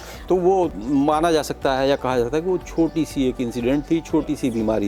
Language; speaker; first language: Hindi; native; Hindi